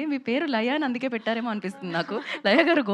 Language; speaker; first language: Telugu; native; Telugu